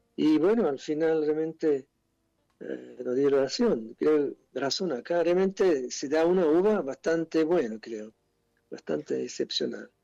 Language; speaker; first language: Spanish; non-native, fluent; German